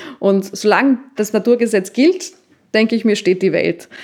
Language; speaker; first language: German; native; German